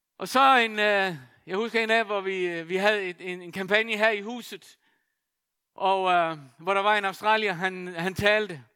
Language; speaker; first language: Danish; non-native, local second language; Faroese